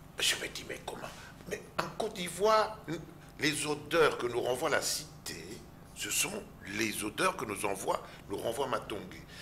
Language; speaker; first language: French; non-native, local second language; Lingala